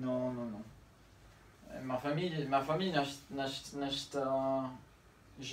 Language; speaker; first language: French; non-native, learner; Spanish